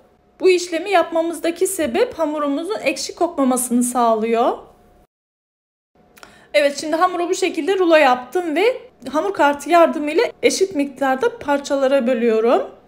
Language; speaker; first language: Turkish; native; Turkish